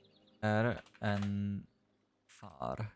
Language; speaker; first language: Swedish; non-native, learner; English